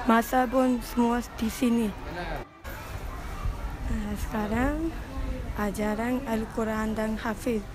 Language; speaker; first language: Indonesian; early bilingual, other home language; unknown